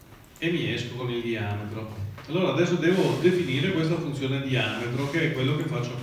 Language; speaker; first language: Italian; native; Italian